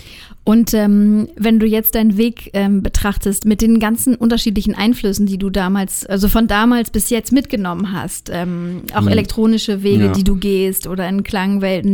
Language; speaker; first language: German; native; German